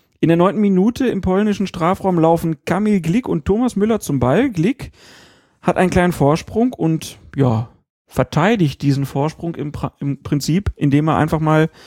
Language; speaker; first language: German; native; German